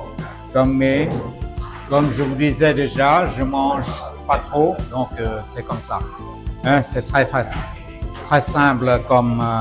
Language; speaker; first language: French; non-native, fluent; Vietnamese